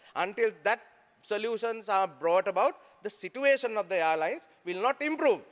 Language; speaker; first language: English; non-native, local second language; Sinhala